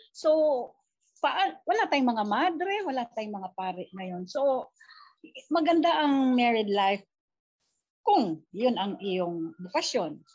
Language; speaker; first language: Filipino; non-native, local second language; Cebuano